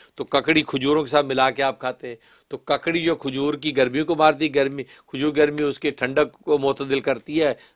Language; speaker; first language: Urdu; non-native, local second language; Kashmiri